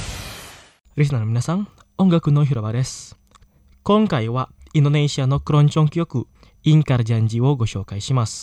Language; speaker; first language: Japanese; non-native, fluent; Indonesian